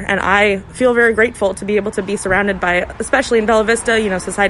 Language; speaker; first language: English; native; English